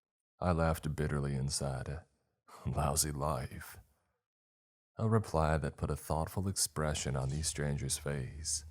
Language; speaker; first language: English; native; English